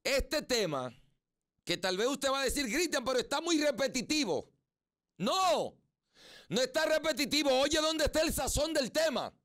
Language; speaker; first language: Spanish; native; Spanish